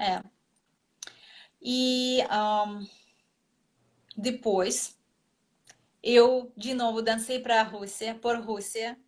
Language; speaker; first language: Portuguese; non-native, fluent; Russian